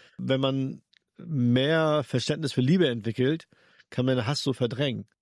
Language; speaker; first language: German; early bilingual, other home language; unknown